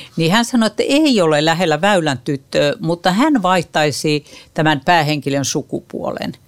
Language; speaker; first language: Finnish; native; Finnish